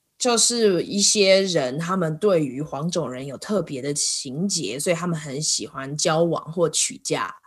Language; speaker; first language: Chinese; native; Chinese